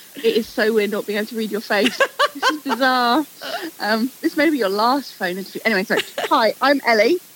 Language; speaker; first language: English; native; English